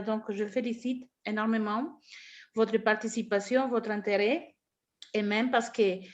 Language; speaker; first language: French; non-native, fluent; Spanish